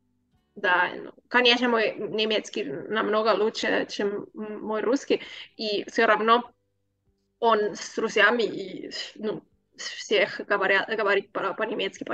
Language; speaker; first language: Russian; non-native, learner; Spanish